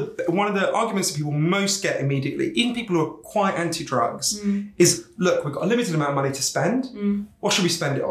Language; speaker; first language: English; native; English